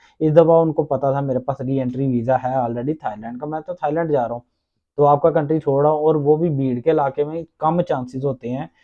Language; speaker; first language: Urdu; non-native, local second language; Punjabi